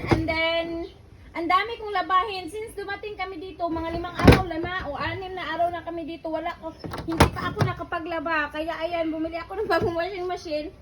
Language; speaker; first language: Filipino; non-native, local second language; Cebuano